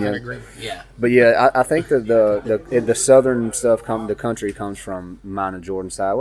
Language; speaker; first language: English; native; English